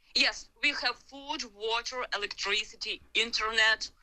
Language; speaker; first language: English; non-native, learner; Ukrainian